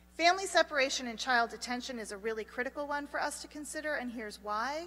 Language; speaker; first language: English; native; English